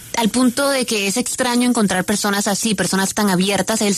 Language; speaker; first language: Spanish; native; Spanish